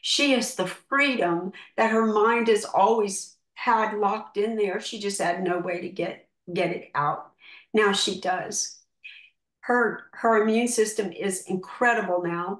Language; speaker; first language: English; native; English